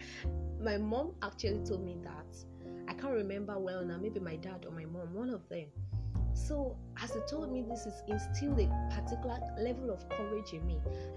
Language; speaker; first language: English; non-native, local second language; Yoruba